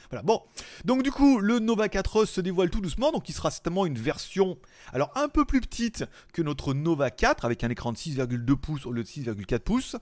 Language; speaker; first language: French; native; French